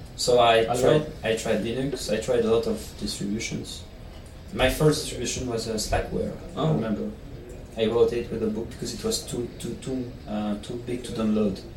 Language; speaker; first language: English; non-native, fluent; Italian